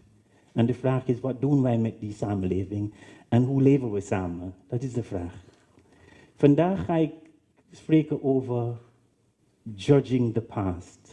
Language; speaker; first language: Dutch; non-native, learner; English